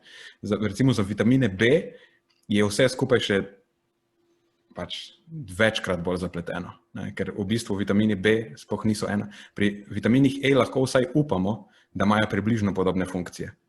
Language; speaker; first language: Slovenian; native; Slovenian